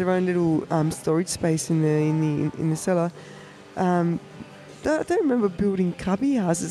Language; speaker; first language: English; early bilingual, other home language; German